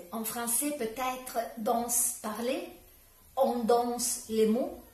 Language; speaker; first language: French; non-native, learner; Italian